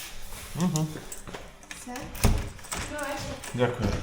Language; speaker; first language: Ukrainian; non-native, learner; Lithuanian